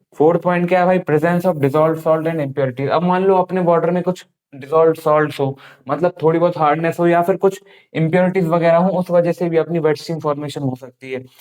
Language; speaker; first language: Hindi; native; Hindi